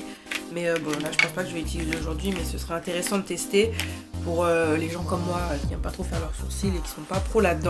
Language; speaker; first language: French; native; French